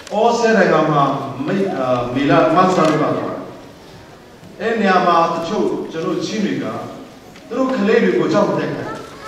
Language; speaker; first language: Burmese; non-native, local second language; Hakha Chin